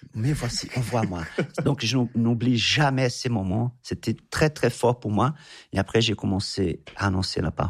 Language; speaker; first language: French; non-native, fluent; Portuguese